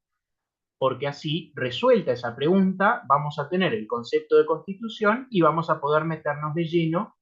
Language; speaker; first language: Spanish; native; Spanish